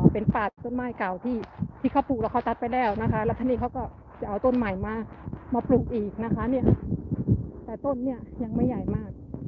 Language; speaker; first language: Thai; native; Thai